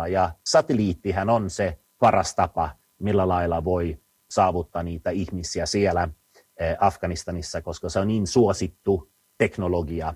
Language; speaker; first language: Finnish; non-native, fluent; Swedish